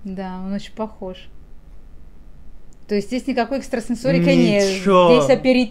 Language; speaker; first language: Russian; native; Russian